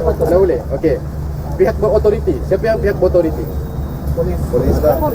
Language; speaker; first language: Malay; native; Malay